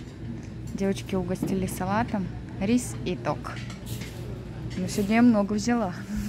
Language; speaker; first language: Russian; native; Russian